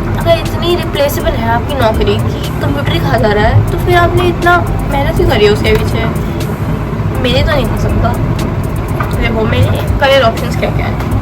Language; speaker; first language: Hindi; native; Hindi